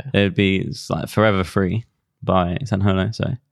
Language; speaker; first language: English; native; English